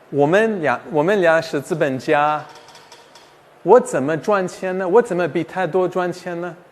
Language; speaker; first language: Chinese; non-native, fluent; English